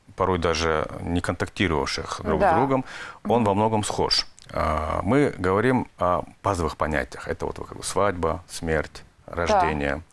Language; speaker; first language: Russian; native; Russian